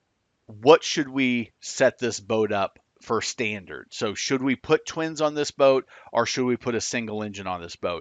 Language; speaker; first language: English; native; English